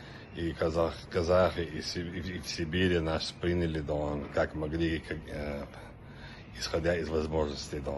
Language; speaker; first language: Russian; non-native, local second language; Chechen